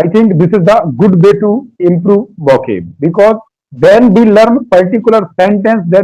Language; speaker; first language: English; non-native, learner; Hindi